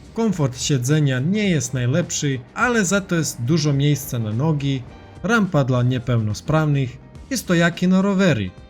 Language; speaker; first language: Polish; non-native, fluent; Serbian